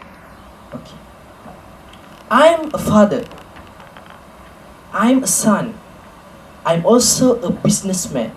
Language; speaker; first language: English; non-native, local second language; Malay